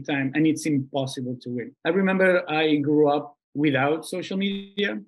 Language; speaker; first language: English; non-native, fluent; Spanish